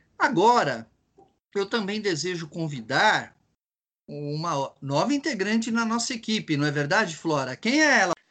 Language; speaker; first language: Portuguese; native; Portuguese